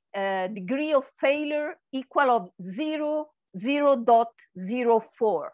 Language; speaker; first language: English; non-native, learner; Italian